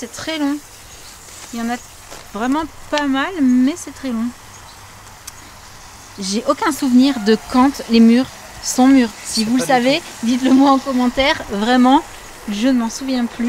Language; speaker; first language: French; native; French